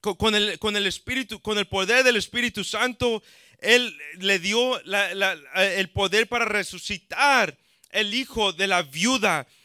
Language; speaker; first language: Spanish; early bilingual, heritage; Spanish